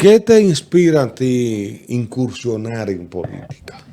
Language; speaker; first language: Spanish; native; Spanish